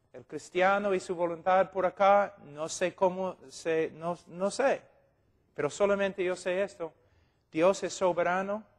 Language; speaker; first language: Spanish; non-native, fluent; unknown